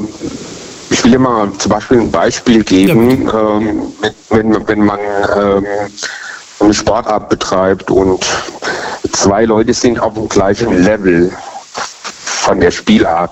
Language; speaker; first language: German; native; German